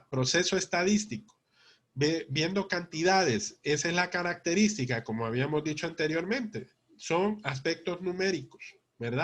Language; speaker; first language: Spanish; native; Spanish